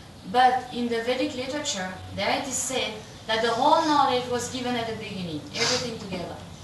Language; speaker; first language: English; non-native, fluent; French